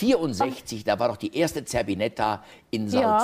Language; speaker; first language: German; native; German